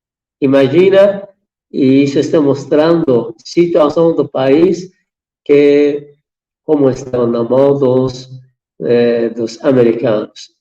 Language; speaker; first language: Portuguese; non-native, fluent; Persian